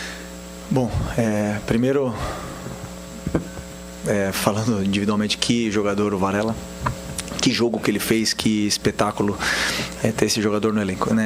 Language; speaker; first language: Portuguese; native; Portuguese